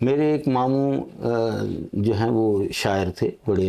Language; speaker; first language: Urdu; non-native, local second language; Punjabi